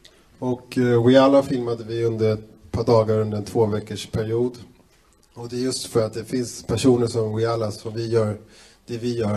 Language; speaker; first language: Swedish; native; Swedish